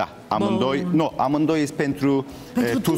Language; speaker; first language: Romanian; non-native, learner; Turkish